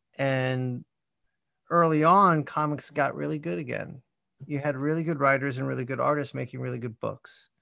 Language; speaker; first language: English; native; English